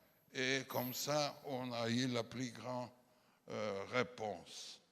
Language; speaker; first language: French; non-native, fluent; Portuguese